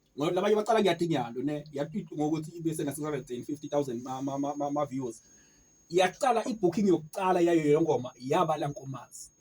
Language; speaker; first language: Zulu; non-native, local second language; Swati